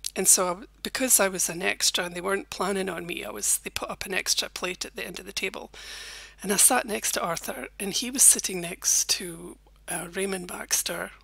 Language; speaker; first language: English; native; English